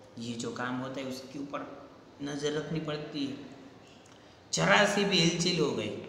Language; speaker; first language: Hindi; non-native, local second language; Gujarati